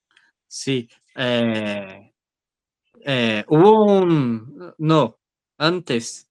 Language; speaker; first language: Spanish; non-native, learner; Portuguese